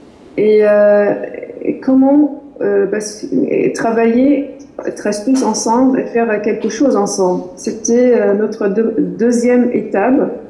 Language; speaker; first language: French; non-native, fluent; Arabic